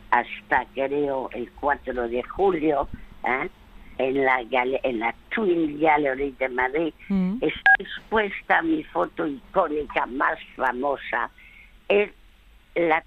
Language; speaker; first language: Spanish; early bilingual, other home language; French